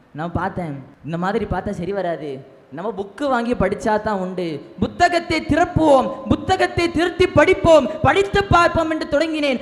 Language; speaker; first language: Tamil; non-native, local second language; Malayalam